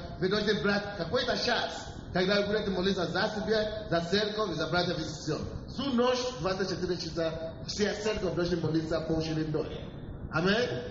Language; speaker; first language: Russian; non-native, fluent; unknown